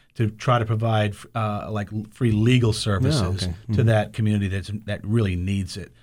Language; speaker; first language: English; native; English